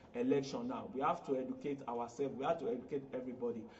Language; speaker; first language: English; non-native, local second language; Yoruba